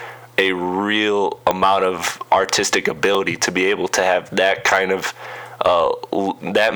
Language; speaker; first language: English; native; English